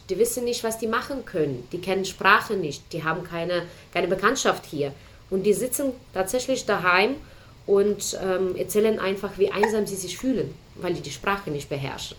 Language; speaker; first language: German; non-native, fluent; Ukrainian